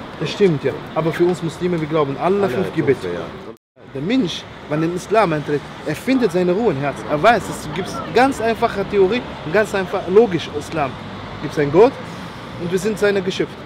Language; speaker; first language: German; non-native, learner; Arabic